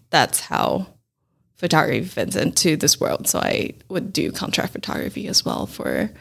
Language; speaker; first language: English; non-native, fluent; Chinese